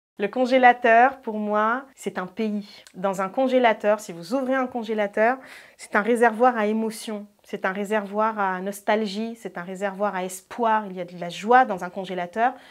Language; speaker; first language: French; non-native, local second language; Ngazidja Comorian